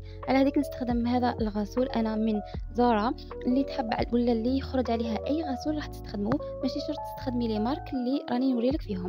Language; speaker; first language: Arabic; native; Arabic